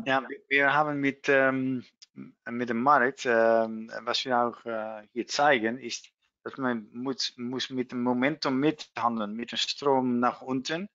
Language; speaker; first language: German; non-native, learner; Dutch